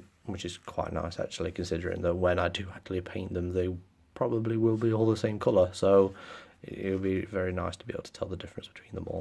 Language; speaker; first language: English; native; English